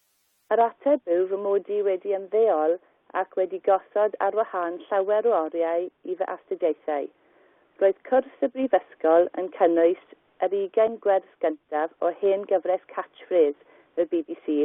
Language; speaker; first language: Welsh; non-native, learner; English